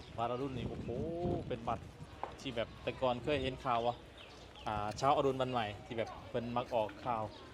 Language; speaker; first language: Thai; native; Thai